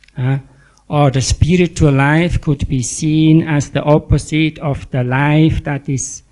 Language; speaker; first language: English; non-native, fluent; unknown